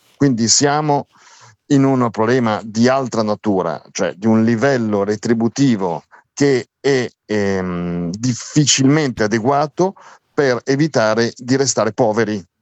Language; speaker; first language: Italian; native; Italian